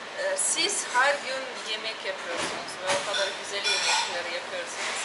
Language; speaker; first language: Turkish; non-native, fluent; Russian